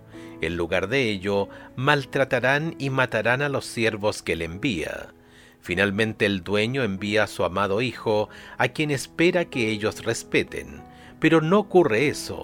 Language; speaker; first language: Spanish; native; Spanish